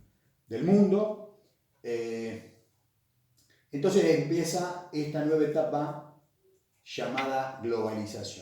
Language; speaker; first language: Spanish; native; Spanish